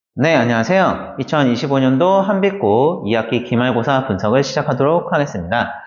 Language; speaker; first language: Korean; native; Korean